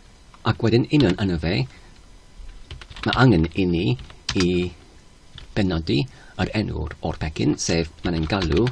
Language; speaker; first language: Welsh; non-native, fluent; English